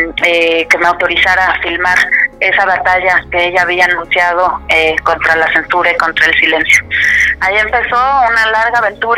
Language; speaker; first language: Spanish; native; Spanish